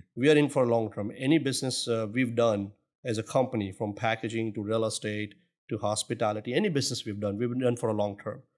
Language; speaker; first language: English; non-native, local second language; Gujarati